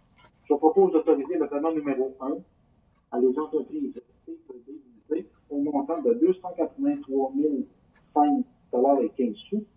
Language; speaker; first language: French; native; French